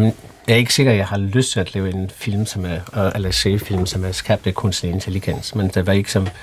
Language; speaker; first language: Danish; non-native, fluent; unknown